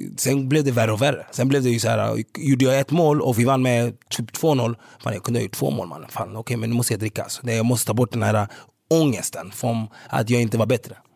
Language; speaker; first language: Swedish; early bilingual, other home language; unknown